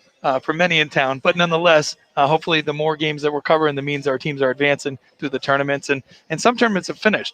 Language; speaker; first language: English; native; English